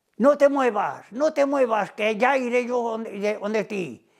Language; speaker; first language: Spanish; native; Spanish